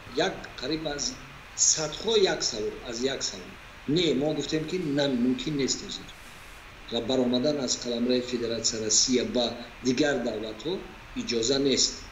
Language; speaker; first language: Tajik; native; Tajik